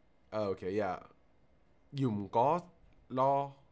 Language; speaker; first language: Vietnamese; non-native, learner; English